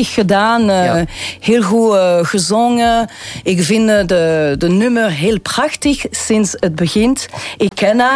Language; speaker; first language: Dutch; non-native, local second language; French